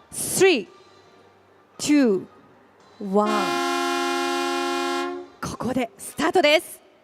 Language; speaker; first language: Japanese; native; Japanese